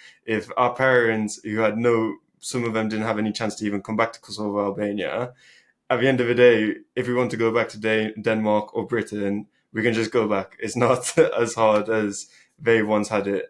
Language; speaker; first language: English; early bilingual, other home language; Albanian